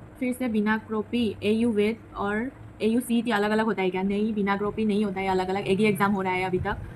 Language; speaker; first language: Hindi; non-native, local second language; Assamese